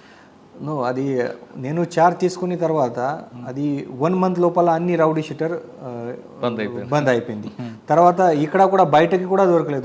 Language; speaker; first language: Telugu; non-native, learner; Marathi